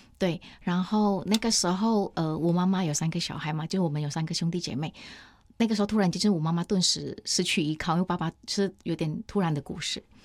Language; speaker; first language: Chinese; non-native, fluent; Indonesian